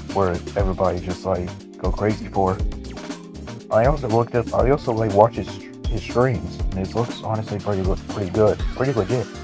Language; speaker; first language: English; native; English